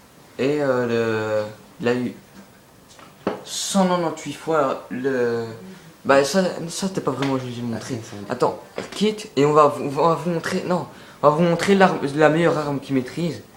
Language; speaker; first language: French; native; French